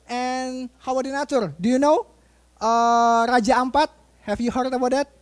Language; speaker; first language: English; non-native, fluent; Indonesian